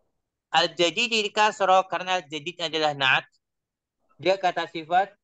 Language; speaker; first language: Indonesian; native; Indonesian